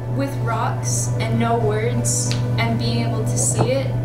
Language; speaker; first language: English; native; English